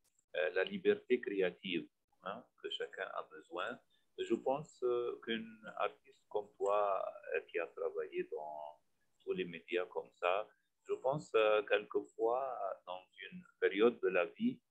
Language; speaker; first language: French; non-native, fluent; Arabic